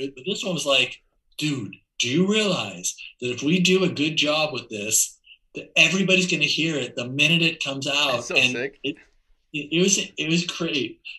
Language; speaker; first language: English; native; English